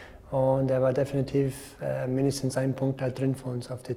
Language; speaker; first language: German; non-native, fluent; English